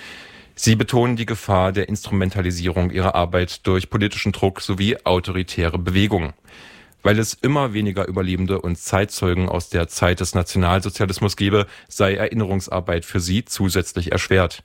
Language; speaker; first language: German; native; German